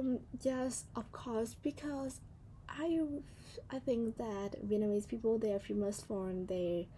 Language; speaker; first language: English; non-native, learner; Vietnamese